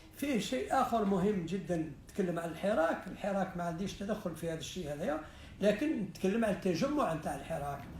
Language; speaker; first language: Arabic; native; Arabic